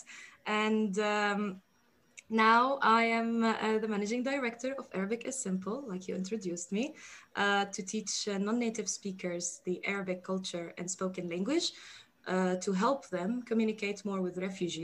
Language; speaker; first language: English; non-native, fluent; Arabic